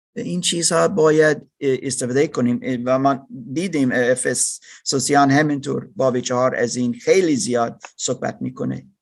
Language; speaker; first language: Persian; non-native, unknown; English